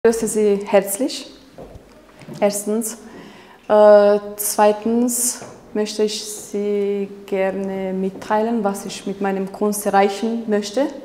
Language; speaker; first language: German; non-native, fluent; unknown